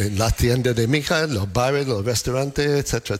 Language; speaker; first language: Spanish; non-native, learner; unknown